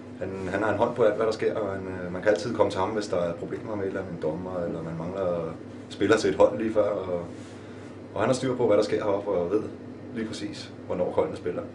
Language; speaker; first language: Danish; native; Danish